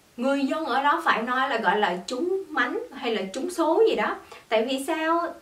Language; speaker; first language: Vietnamese; early bilingual, heritage; Vietnamese